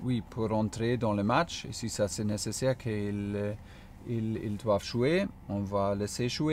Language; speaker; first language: French; non-native, fluent; German